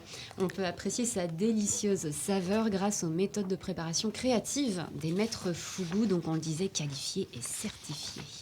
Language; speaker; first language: French; native; French